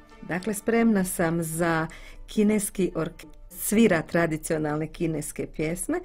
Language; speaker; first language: Bosnian; native; Bosnian